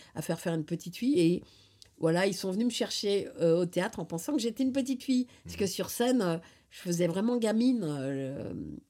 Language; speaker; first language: French; native; French